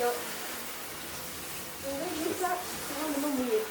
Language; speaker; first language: French; native; French